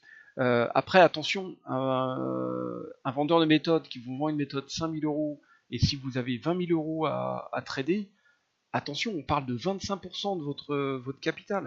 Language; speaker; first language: French; native; French